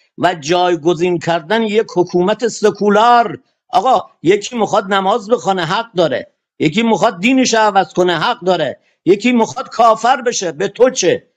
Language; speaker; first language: Persian; non-native, local second language; Kurdish